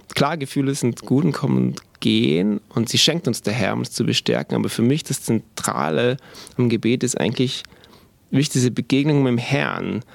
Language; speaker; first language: German; native; German